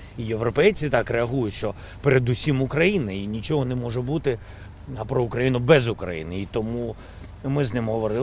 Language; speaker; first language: Ukrainian; non-native, local second language; Russian